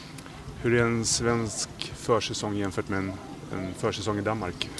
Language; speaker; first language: Swedish; native; Swedish